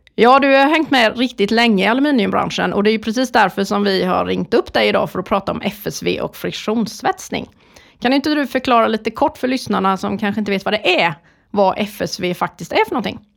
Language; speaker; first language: English; native; English